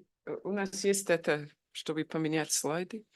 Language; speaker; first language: Russian; non-native, fluent; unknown